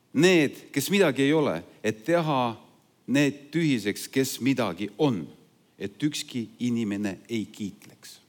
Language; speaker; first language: Estonian; non-native, local second language; Russian